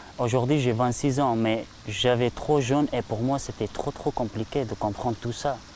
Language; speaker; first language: French; non-native, learner; Persian